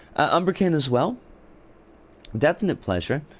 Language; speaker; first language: English; native; English